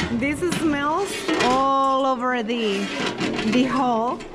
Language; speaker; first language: English; non-native, fluent; Spanish